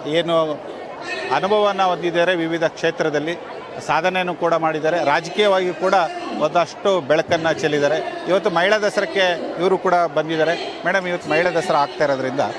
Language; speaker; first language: Kannada; non-native, local second language; Kodava